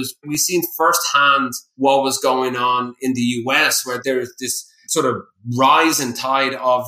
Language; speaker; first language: English; native; English